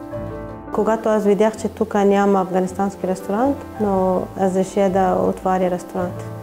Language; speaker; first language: Bulgarian; non-native, learner; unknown